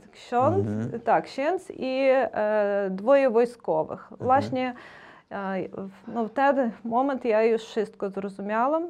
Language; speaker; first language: Ukrainian; native; Ukrainian